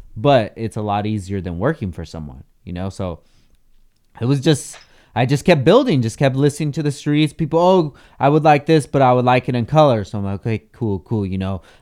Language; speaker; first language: English; native; English